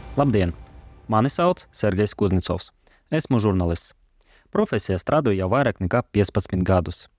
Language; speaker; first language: Latvian; non-native, local second language; Russian